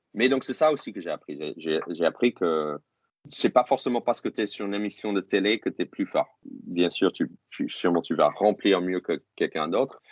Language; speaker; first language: French; non-native, fluent; English